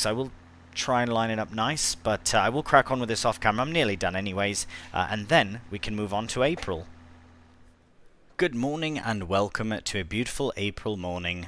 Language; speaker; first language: English; native; English